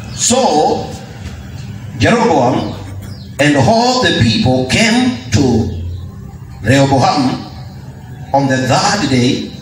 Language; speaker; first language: English; non-native, local second language; Kamba